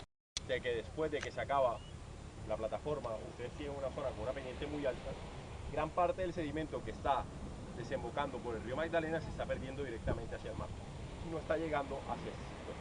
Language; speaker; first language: Spanish; native; Spanish